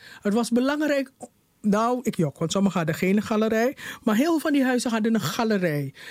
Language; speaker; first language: Dutch; native; Dutch